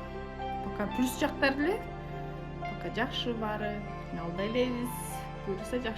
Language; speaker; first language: Kyrgyz; native; Kyrgyz